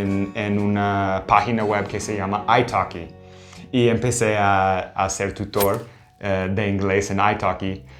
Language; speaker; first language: Spanish; non-native, fluent; English